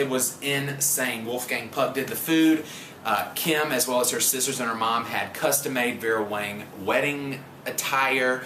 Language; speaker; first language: English; native; English